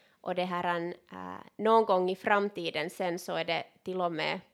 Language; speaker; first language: Swedish; non-native, local second language; Finnish